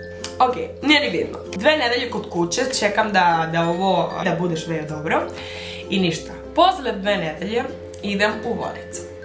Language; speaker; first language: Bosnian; early bilingual, heritage; Spanish